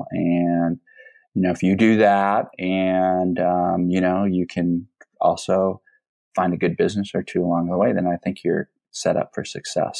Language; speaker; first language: English; native; English